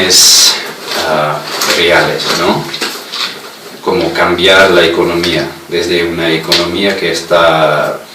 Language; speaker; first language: Spanish; non-native, fluent; English